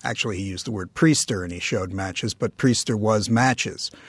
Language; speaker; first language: English; native; English